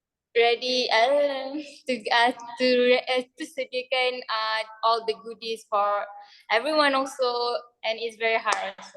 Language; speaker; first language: English; non-native, learner; Malay